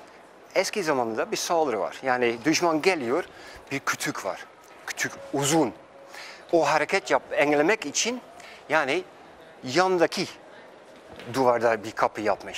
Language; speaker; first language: Turkish; non-native, fluent; Dutch